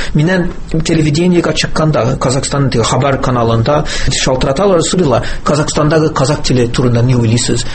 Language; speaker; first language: Tatar; early bilingual, heritage; Tatar